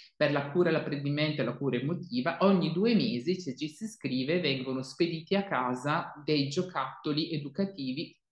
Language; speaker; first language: Italian; native; Italian